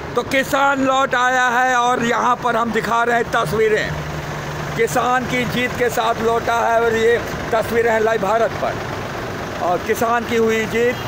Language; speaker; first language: Hindi; non-native, local second language; Punjabi